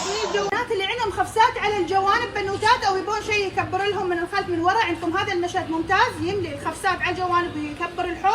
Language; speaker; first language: Arabic; native; Arabic